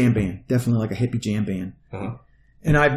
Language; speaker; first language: English; native; English